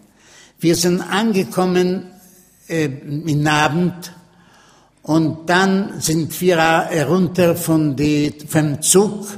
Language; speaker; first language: German; non-native, learner; Yiddish